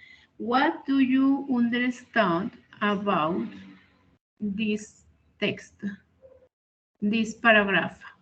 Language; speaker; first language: English; non-native, learner; Spanish